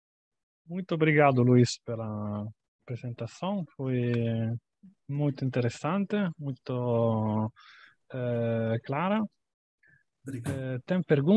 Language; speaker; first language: Portuguese; non-native, fluent; Italian